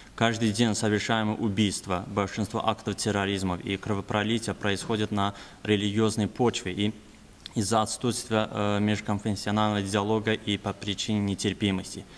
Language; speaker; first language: Russian; non-native, local second language; Azerbaijani